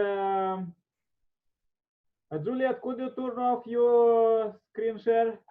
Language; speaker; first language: English; non-native, learner; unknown